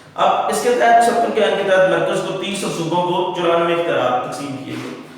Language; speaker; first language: Urdu; non-native, local second language; Punjabi